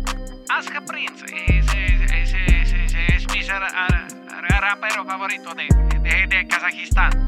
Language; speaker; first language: Spanish; non-native, learner; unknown